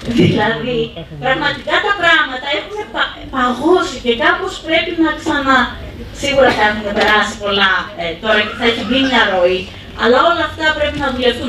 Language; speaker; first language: Greek; native; Greek